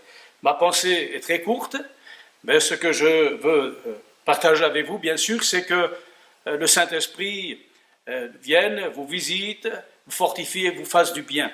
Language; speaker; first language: French; native; French